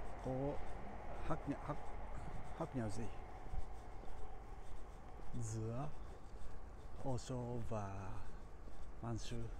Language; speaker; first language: Vietnamese; non-native, learner; Japanese